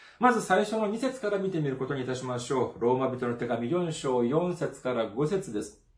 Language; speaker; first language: Japanese; non-native, fluent; Korean